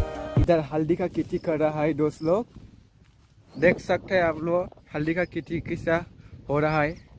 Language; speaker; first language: Hindi; non-native, local second language; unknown